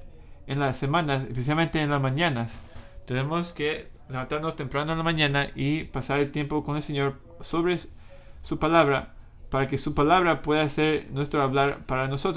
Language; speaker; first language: Spanish; non-native, fluent; English